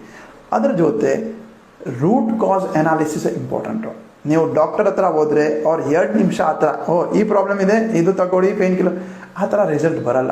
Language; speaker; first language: Kannada; non-native, local second language; Gujarati